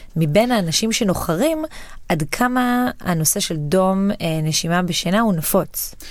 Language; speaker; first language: Hebrew; native; Hebrew